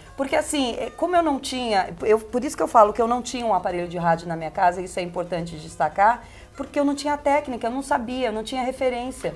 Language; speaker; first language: Portuguese; early bilingual, other home language; Spanish